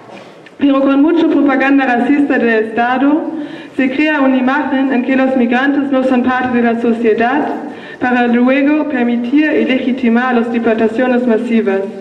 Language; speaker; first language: Spanish; non-native, learner; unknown